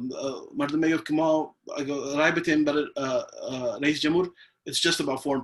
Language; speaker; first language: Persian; early bilingual, heritage; Persian